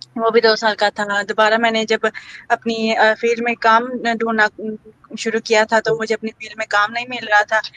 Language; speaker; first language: Urdu; native; Urdu